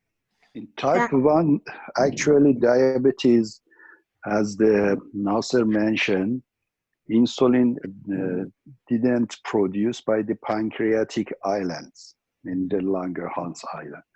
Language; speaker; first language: English; non-native, learner; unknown